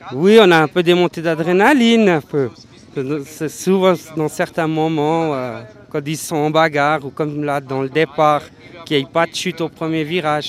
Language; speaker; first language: French; native; French